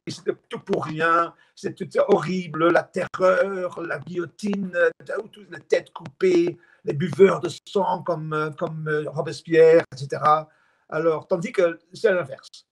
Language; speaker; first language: French; non-native, fluent; Dutch